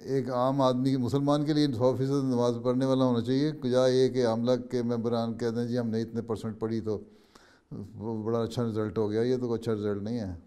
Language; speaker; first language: Urdu; native; Urdu